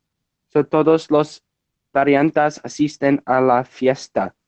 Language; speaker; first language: Spanish; non-native, learner; English